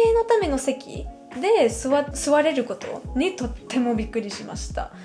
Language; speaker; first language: Japanese; non-native, fluent; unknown